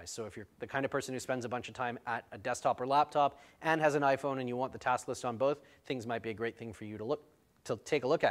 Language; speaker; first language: English; native; English